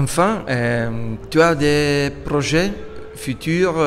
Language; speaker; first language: French; non-native, learner; Italian